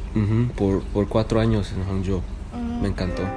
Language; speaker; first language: Spanish; early bilingual, heritage; Spanish